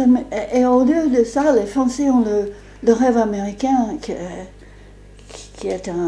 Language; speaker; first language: French; non-native, fluent; English